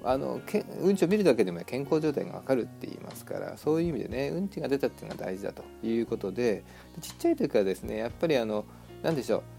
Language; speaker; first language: Japanese; native; Japanese